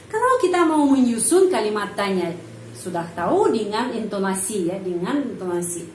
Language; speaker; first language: Indonesian; non-native, fluent; Russian